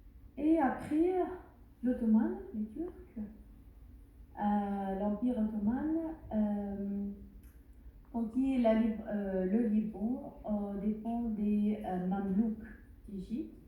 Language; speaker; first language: French; non-native, learner; Arabic